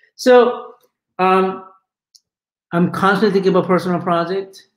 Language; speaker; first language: English; non-native, fluent; Portuguese